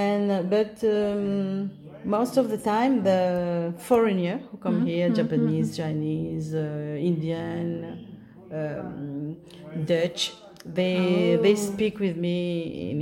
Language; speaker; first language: English; non-native, local second language; Morisyen